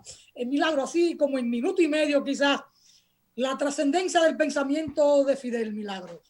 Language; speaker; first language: Spanish; native; Spanish